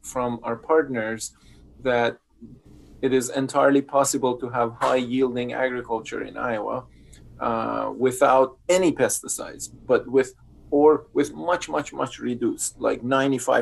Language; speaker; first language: English; non-native, fluent; Persian